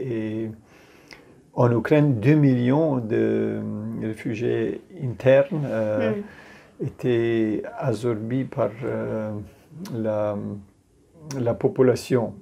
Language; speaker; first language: French; non-native, fluent; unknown